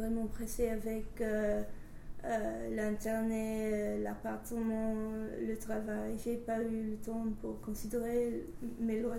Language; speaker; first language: French; non-native, learner; English